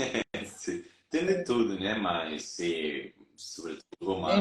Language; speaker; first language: Portuguese; non-native, fluent; Spanish